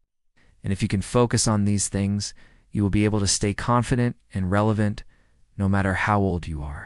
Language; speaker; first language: English; native; English